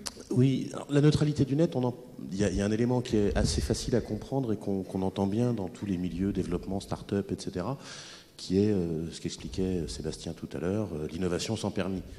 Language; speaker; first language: French; native; French